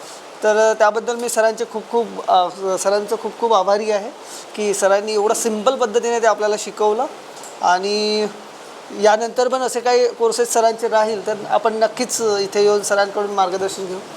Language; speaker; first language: Hindi; native; Hindi